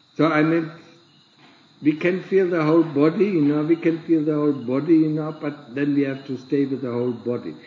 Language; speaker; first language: English; non-native, fluent; German